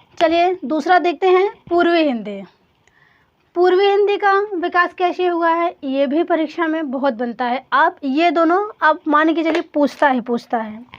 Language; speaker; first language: Hindi; native; Hindi